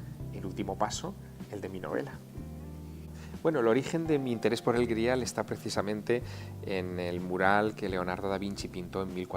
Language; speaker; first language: Spanish; native; Spanish